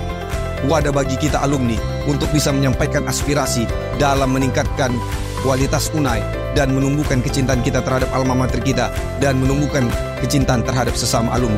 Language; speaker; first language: Indonesian; native; Indonesian